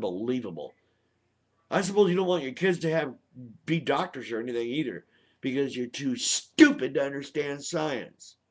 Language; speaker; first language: English; native; English